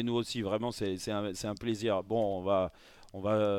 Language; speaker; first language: French; native; French